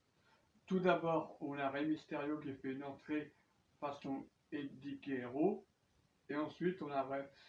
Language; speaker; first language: French; native; French